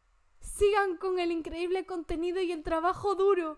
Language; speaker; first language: Spanish; native; Spanish